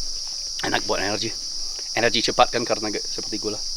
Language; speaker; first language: Indonesian; non-native, fluent; English